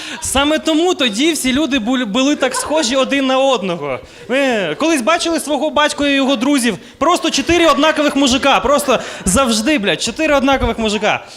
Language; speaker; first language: Ukrainian; non-native, local second language; Russian